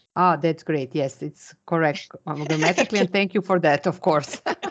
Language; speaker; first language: English; non-native, fluent; Serbian